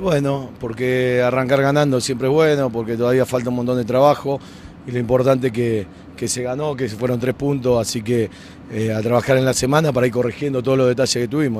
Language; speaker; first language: Spanish; native; Spanish